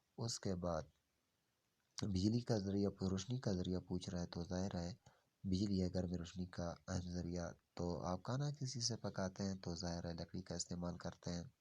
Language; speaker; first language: Urdu; non-native, local second language; Pashto